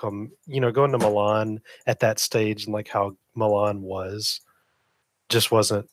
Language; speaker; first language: English; native; English